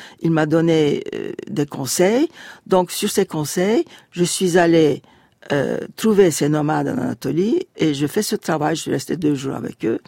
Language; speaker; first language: French; non-native, fluent; Turkish